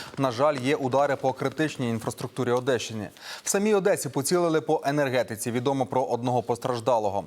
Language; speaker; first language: Ukrainian; native; Ukrainian